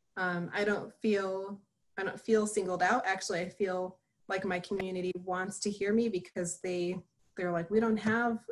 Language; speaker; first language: English; native; English